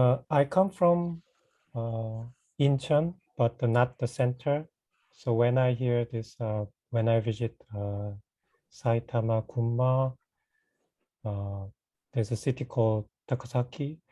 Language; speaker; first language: English; non-native, fluent; Korean